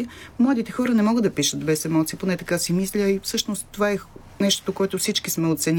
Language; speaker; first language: Bulgarian; native; Bulgarian